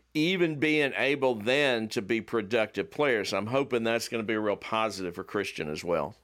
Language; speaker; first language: English; native; English